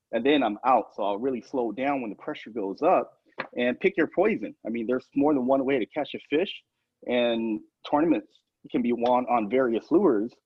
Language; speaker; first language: English; native; English